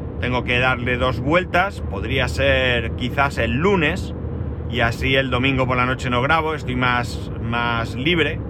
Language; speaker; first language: Spanish; native; Spanish